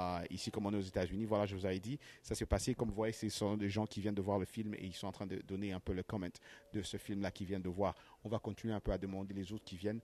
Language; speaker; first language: French; non-native, local second language; Lingala